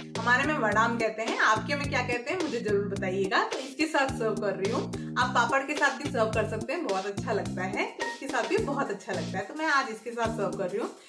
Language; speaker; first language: Hindi; non-native, local second language; Tamil